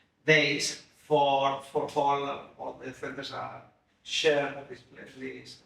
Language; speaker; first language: English; non-native, fluent; Spanish